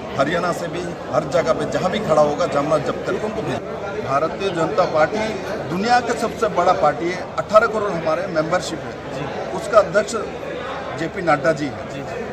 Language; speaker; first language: Hindi; non-native, local second language; Bangla